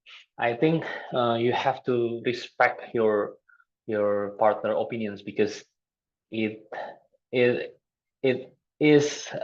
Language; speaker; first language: English; non-native, fluent; Indonesian